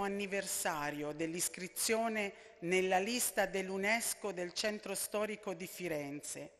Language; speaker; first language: Italian; native; Italian